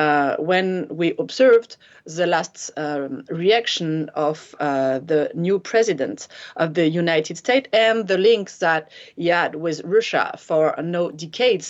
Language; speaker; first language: English; non-native, fluent; French